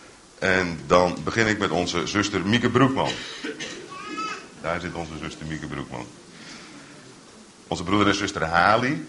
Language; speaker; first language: Dutch; native; Dutch